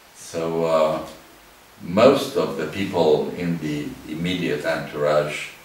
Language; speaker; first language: English; non-native, fluent; Romanian